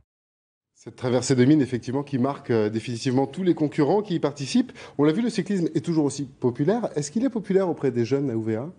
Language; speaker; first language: French; native; French